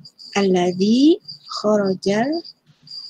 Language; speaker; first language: Arabic; non-native, learner; Indonesian